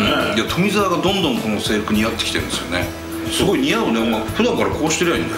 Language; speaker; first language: Japanese; native; Japanese